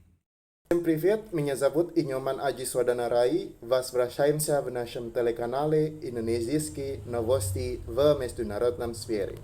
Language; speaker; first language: Russian; non-native, learner; Indonesian